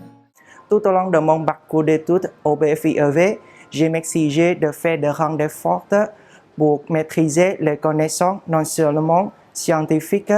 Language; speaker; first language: French; non-native, fluent; Vietnamese